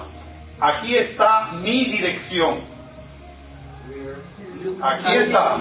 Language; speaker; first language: Spanish; non-native, fluent; English